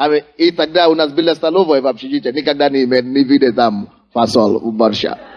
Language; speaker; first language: Russian; non-native, fluent; Yoruba